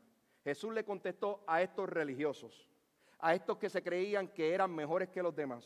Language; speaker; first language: Spanish; native; Spanish